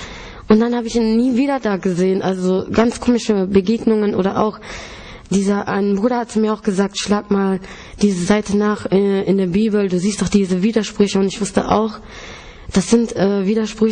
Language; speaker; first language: German; early bilingual, other home language; Greek